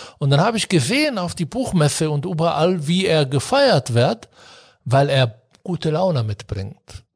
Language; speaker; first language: German; non-native, fluent; Arabic